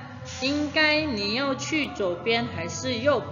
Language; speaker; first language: Chinese; non-native, fluent; Indonesian